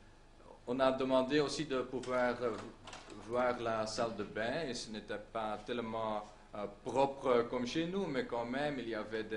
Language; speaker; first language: French; non-native, local second language; Dutch